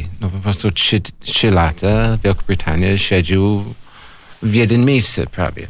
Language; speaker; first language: Polish; non-native, learner; English